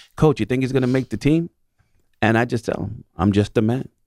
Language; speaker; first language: English; native; English